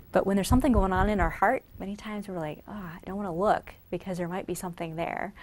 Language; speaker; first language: English; native; English